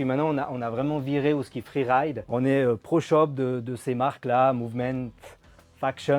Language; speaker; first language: French; native; French